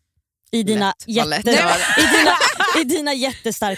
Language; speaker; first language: Swedish; native; Swedish